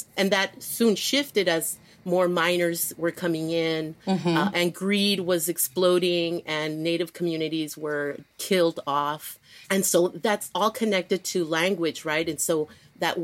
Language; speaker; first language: English; native; English